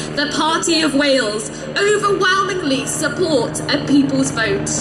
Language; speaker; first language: English; native; English